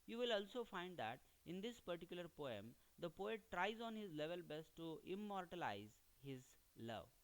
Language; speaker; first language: English; non-native, local second language; Marathi